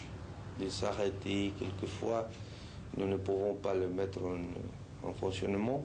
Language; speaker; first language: French; non-native, fluent; Spanish